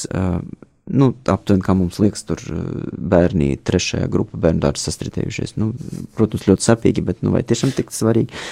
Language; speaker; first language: Latvian; non-native, fluent; Russian